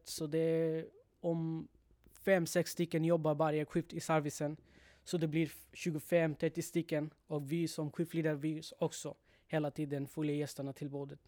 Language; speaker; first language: Swedish; non-native, learner; Bangla